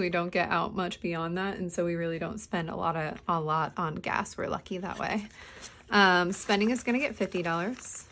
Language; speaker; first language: English; native; English